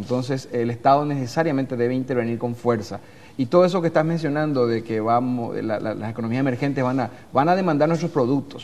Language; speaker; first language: Spanish; native; Spanish